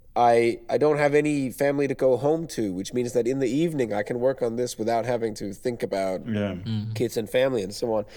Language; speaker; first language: English; non-native, fluent; Danish